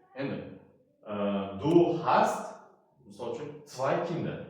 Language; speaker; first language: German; non-native, fluent; Uzbek